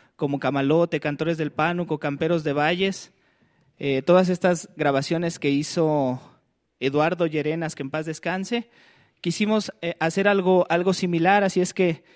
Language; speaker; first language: Spanish; non-native, local second language; Nahuatl languages